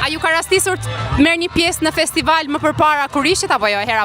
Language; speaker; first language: Albanian; native; Albanian